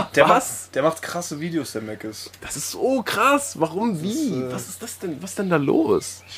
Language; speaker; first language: German; early bilingual, other home language; Spanish